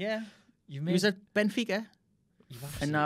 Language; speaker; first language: English; native; English